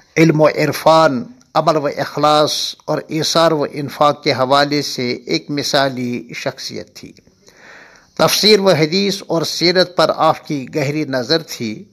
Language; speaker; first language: Urdu; non-native, local second language; Kashmiri